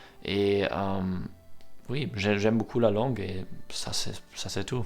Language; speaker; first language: French; non-native, learner; German